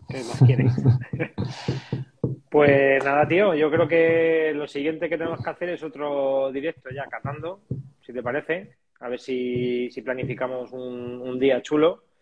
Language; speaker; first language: Spanish; native; Spanish